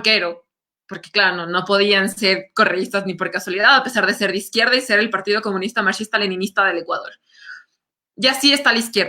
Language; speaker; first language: Spanish; native; Spanish